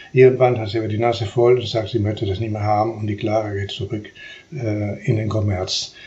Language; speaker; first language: German; non-native, fluent; Spanish